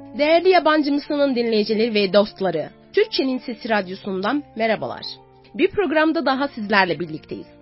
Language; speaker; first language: Turkish; native; Turkish